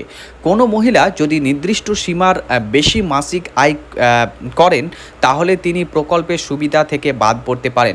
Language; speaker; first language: Bangla; native; Bangla